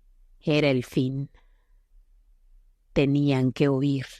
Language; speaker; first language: Spanish; native; Spanish